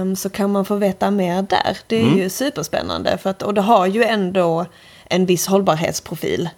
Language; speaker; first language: Swedish; native; Swedish